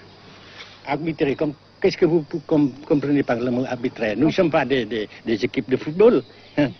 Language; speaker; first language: French; non-native, fluent; Vietnamese